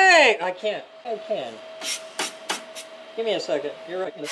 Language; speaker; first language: English; native; English